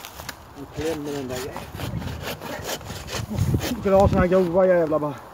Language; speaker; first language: Swedish; native; Swedish